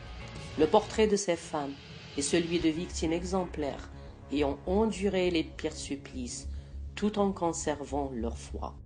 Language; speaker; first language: French; native; French